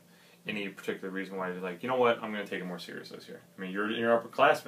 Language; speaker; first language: English; native; English